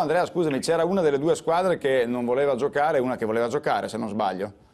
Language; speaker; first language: Italian; native; Italian